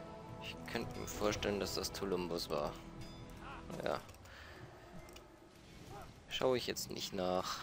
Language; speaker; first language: German; native; German